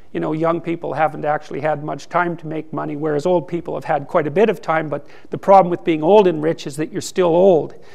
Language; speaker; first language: English; native; English